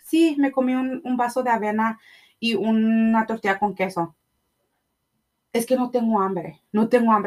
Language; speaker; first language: Spanish; early bilingual, heritage; Spanish